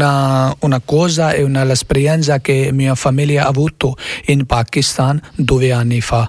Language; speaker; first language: Italian; non-native, learner; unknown